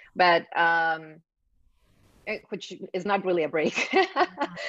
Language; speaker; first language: English; non-native, fluent; Spanish